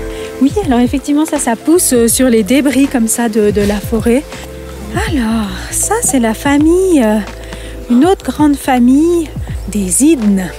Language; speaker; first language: French; native; French